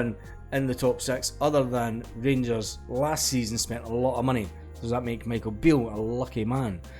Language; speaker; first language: English; native; English